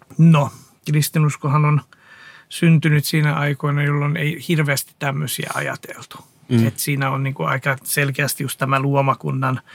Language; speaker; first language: Finnish; non-native, fluent; Hungarian